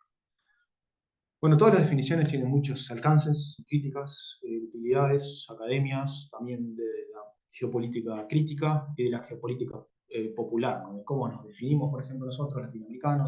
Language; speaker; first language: Spanish; native; Spanish